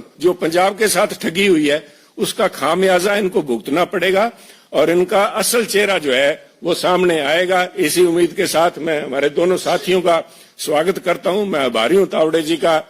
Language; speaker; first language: Urdu; non-native, local second language; Punjabi